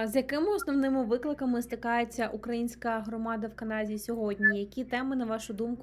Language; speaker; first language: Ukrainian; early bilingual, heritage; Ukrainian